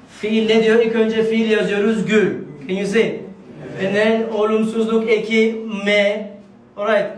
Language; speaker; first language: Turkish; non-native, fluent; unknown